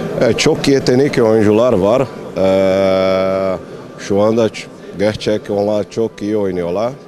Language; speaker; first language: Turkish; non-native, learner; Portuguese